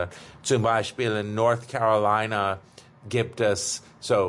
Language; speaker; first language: German; non-native, fluent; English